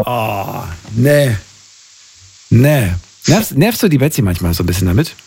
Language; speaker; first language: German; native; German